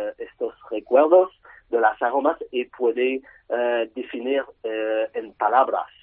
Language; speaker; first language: Spanish; non-native, learner; French